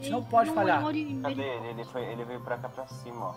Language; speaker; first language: Portuguese; native; Portuguese